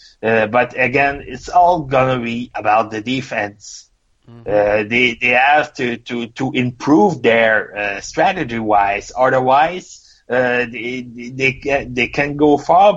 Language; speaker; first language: English; non-native, fluent; French